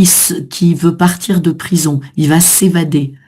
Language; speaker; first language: French; native; French